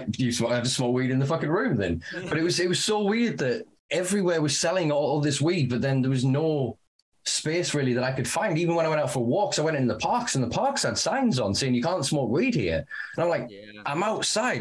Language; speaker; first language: English; native; English